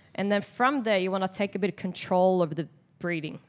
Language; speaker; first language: English; non-native, fluent; Swedish